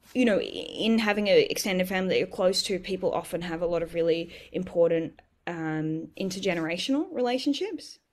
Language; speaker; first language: English; native; English